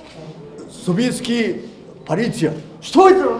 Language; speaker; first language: Russian; non-native, learner; Japanese